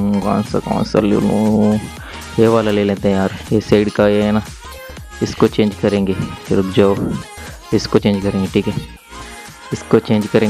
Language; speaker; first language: Hindi; non-native, local second language; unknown